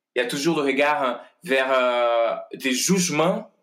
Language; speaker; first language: French; non-native, fluent; Portuguese